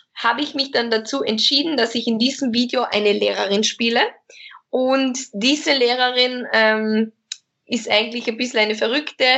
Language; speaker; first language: German; native; German